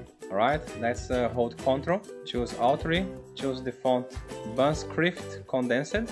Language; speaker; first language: English; non-native, fluent; Portuguese